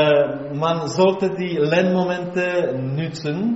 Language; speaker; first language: German; non-native, fluent; Czech